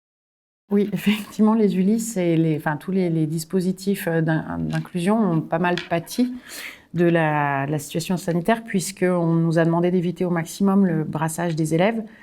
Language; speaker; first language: French; native; French